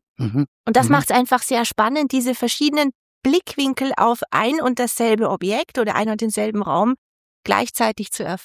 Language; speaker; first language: German; native; German